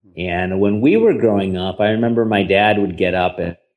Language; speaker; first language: English; native; English